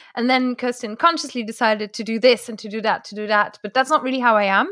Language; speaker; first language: English; non-native, fluent; German